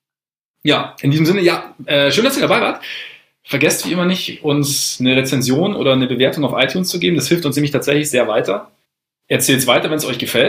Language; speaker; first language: German; native; German